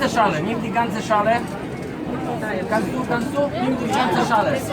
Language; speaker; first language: German; non-native, fluent; Polish